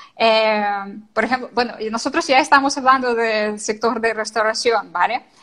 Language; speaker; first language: Spanish; non-native, fluent; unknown